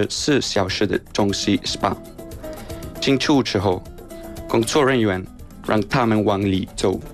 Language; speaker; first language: Chinese; non-native, fluent; Spanish